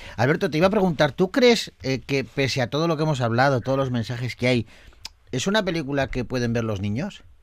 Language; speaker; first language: Spanish; native; Spanish